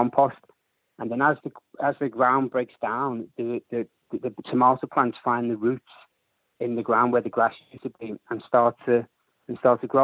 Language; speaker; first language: English; native; English